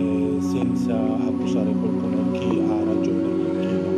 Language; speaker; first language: Italian; non-native, learner; Indonesian